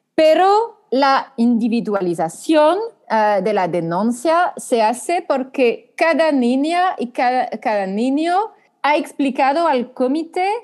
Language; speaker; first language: Spanish; non-native, fluent; French